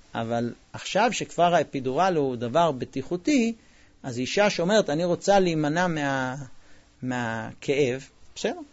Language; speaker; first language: Hebrew; non-native, fluent; English